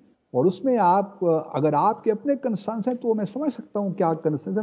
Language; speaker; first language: Urdu; native; Urdu